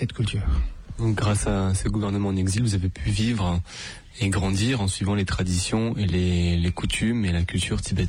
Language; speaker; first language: French; native; French